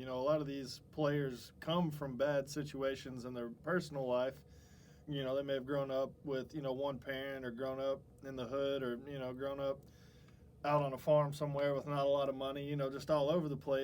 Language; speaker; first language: English; native; English